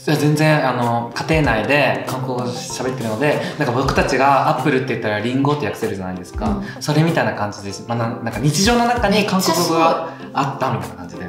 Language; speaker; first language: Japanese; early bilingual, other home language; Korean